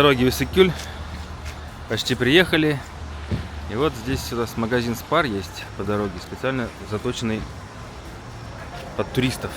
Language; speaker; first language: Russian; native; Russian